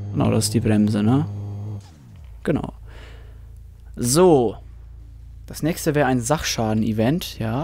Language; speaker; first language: German; native; German